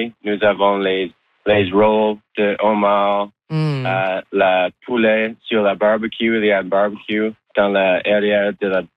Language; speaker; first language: French; non-native, local second language; English